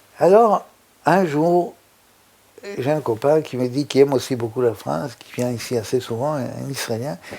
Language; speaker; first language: French; non-native, fluent; Spanish